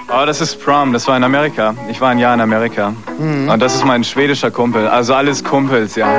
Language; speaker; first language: German; native; German